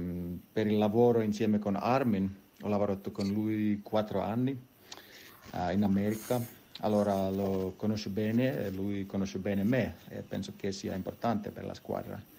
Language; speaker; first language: Italian; non-native, learner; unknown